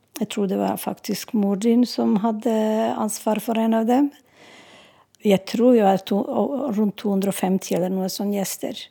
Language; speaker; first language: Norwegian; non-native, fluent; Serbian